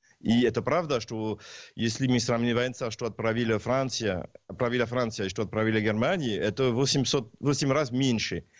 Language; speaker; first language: Russian; non-native, learner; French